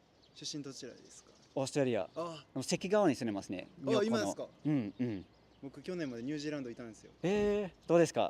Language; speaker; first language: Japanese; non-native, learner; English